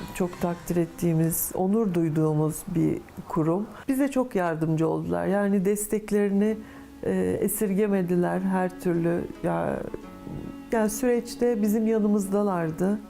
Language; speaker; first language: Turkish; native; Turkish